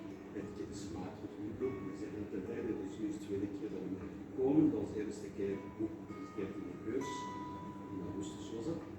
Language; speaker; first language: Dutch; non-native, learner; Kurdish